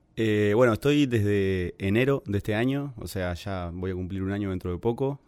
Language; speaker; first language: Spanish; native; Spanish